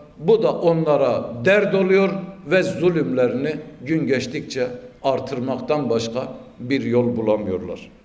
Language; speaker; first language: Turkish; native; Turkish